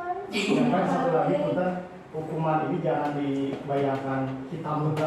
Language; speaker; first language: Indonesian; native; Indonesian